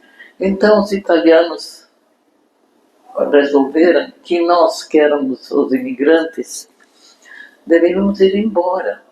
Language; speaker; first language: Portuguese; non-native, fluent; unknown